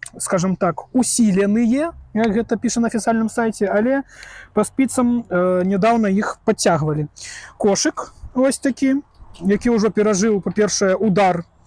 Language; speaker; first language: Belarusian; non-native, local second language; Russian